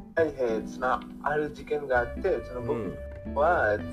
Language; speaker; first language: Japanese; non-native, fluent; English